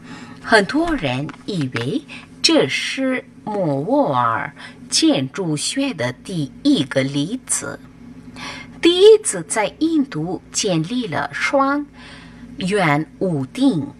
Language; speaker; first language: Chinese; non-native, fluent; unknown